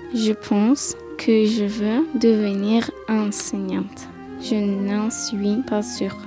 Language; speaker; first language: French; early bilingual, other home language; Turkish